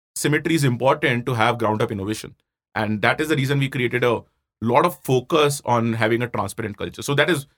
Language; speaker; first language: English; non-native, local second language; Hindi